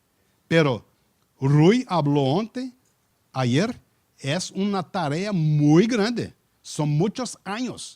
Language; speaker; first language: Spanish; non-native, learner; Portuguese